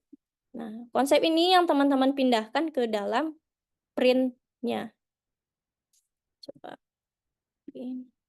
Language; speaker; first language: Indonesian; native; Indonesian